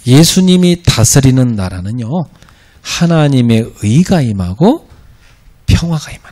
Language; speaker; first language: Korean; native; Korean